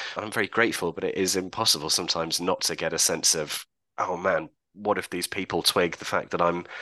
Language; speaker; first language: English; native; English